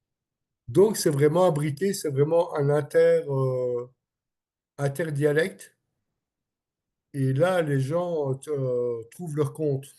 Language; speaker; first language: French; non-native, local second language; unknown